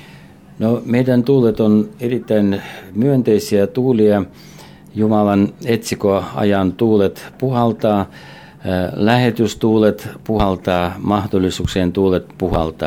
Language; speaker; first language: Finnish; non-native, fluent; Russian